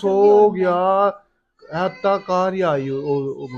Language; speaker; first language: Turkish; non-native, learner; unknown